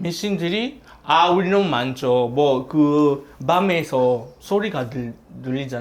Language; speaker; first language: Korean; non-native, fluent; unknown